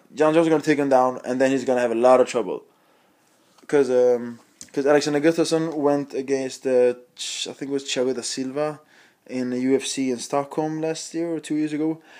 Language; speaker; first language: English; non-native, fluent; Swedish